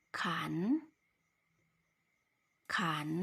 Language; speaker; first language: Thai; native; Thai